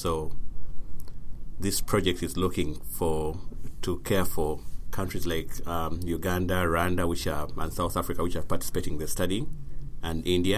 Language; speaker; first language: English; non-native, local second language; Ganda